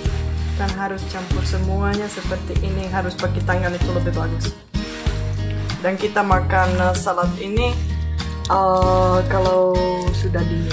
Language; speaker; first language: Indonesian; non-native, fluent; Czech